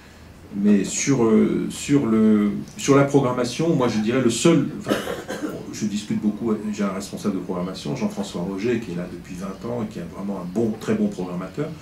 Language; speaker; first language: French; native; French